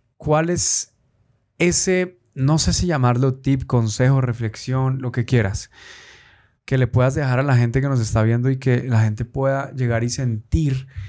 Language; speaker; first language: Spanish; native; Spanish